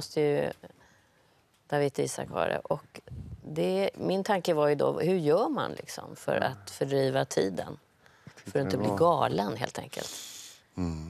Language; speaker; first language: Swedish; native; Swedish